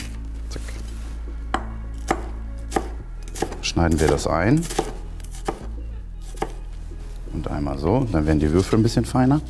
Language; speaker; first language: German; native; German